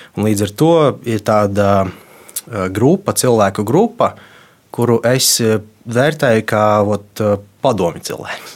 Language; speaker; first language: Latvian; non-native, local second language; Russian